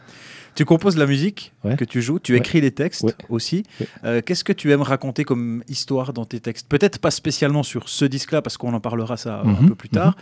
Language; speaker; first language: French; native; French